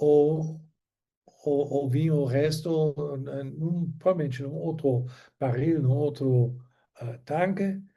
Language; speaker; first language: Portuguese; non-native, fluent; German